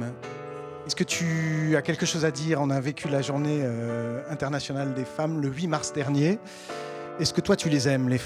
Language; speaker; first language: French; native; French